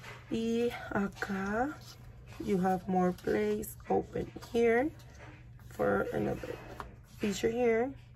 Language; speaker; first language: English; non-native, learner; Spanish